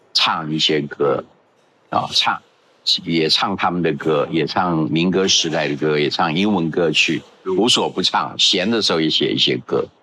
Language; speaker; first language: Chinese; non-native, local second language; Hakka Chinese